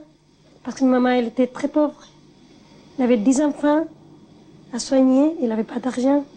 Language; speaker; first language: French; non-native, learner; Spanish